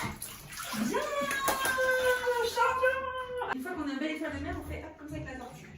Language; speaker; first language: French; native; French